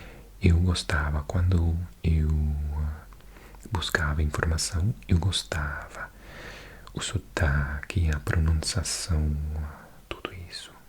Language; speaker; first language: Portuguese; non-native, fluent; English